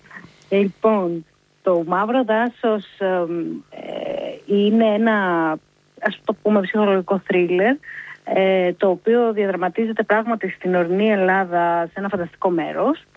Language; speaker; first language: Greek; native; Greek